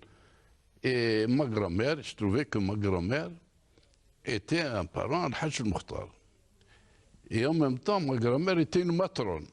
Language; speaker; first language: French; non-native, local second language; Kabyle